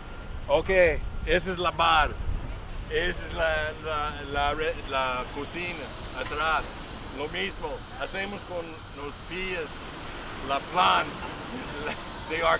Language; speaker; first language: Spanish; non-native, learner; English